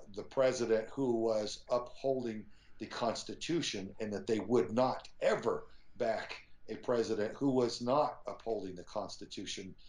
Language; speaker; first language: English; native; English